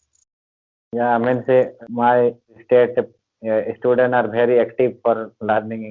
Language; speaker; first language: English; non-native, learner; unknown